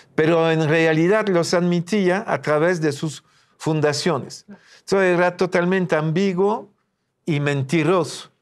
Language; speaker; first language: Spanish; non-native, fluent; French